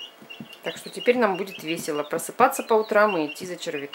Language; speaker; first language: Russian; native; Russian